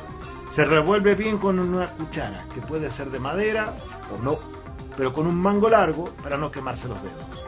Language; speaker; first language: Spanish; native; Spanish